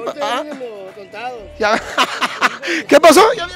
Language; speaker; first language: Spanish; native; Spanish